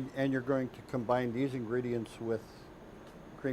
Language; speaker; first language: English; native; English